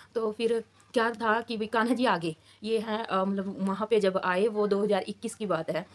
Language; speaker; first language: Hindi; native; Hindi